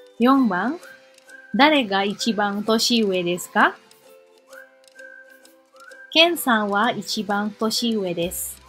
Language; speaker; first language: Japanese; non-native, fluent; Indonesian